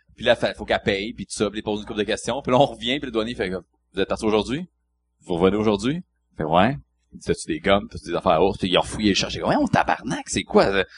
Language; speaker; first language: French; native; French